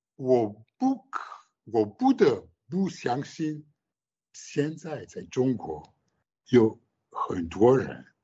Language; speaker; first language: Chinese; non-native, fluent; French